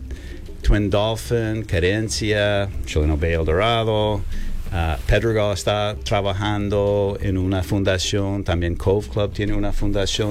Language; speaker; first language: Spanish; non-native, learner; English